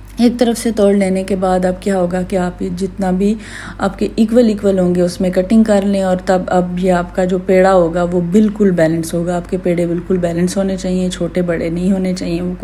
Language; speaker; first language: Urdu; native; Urdu